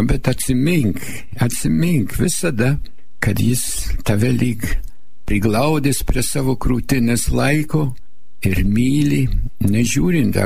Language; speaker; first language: Lithuanian; early bilingual, heritage; Lithuanian